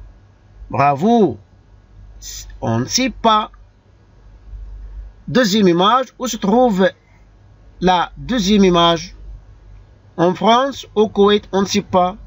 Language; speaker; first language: French; non-native, fluent; Arabic